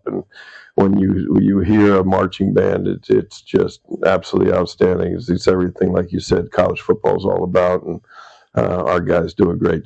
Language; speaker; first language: English; native; English